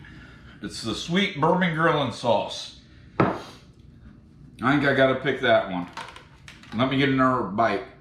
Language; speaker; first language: English; native; English